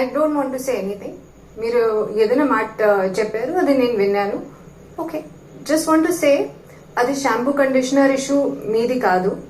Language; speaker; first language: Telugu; non-native, learner; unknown